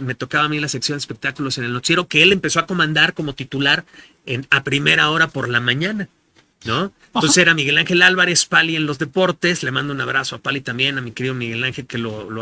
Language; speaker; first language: Spanish; native; Spanish